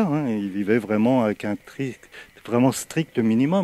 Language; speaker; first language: French; native; French